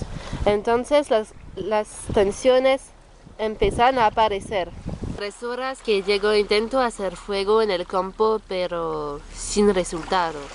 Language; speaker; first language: Spanish; non-native, learner; French